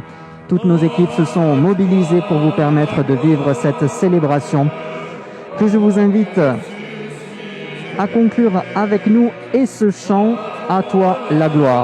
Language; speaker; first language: French; native; French